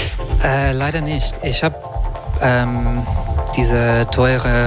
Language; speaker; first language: German; non-native, fluent; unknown